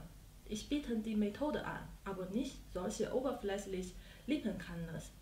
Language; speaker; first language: German; non-native, learner; Chinese